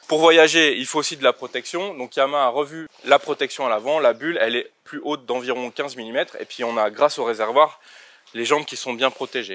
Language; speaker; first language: French; native; French